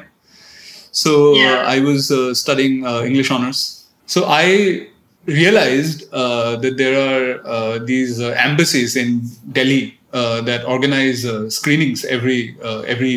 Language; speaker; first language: English; non-native, local second language; Assamese